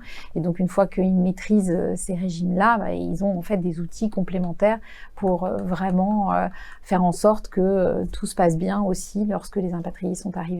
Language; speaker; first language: French; native; French